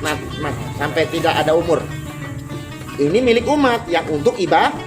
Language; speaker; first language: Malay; non-native, local second language; Javanese